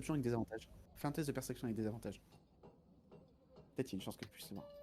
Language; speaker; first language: French; native; French